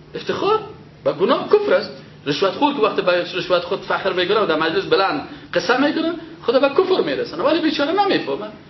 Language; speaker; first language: Persian; native; Persian